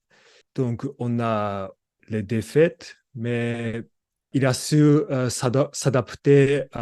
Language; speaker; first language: French; non-native, learner; Japanese